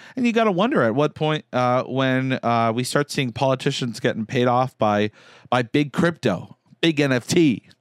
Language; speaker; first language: English; native; English